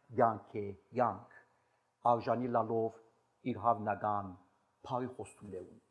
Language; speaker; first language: Armenian; native; Armenian